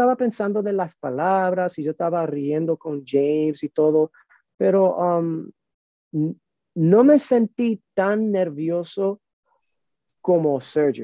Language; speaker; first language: Spanish; early bilingual, heritage; Spanish